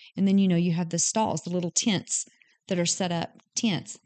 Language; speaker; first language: English; native; English